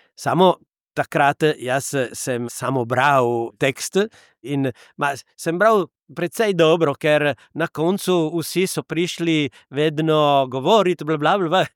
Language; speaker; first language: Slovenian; non-native, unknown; Italian